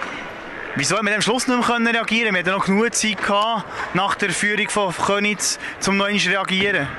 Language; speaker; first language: German; native; German